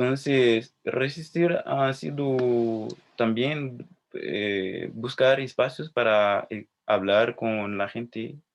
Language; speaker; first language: Spanish; non-native, fluent; Haitian Creole